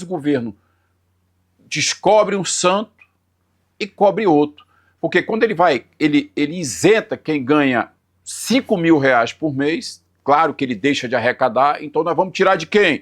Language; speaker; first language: Portuguese; native; Portuguese